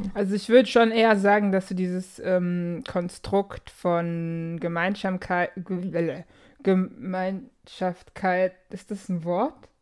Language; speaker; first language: German; early bilingual, other home language; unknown